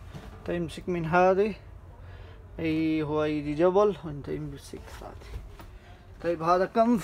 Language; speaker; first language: Arabic; non-native, learner; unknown